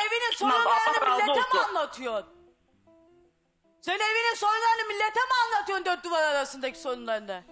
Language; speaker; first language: Turkish; native; Turkish